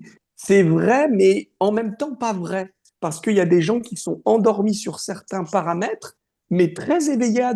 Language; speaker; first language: French; native; French